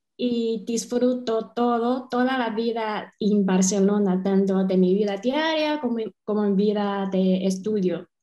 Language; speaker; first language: Spanish; non-native, fluent; Chinese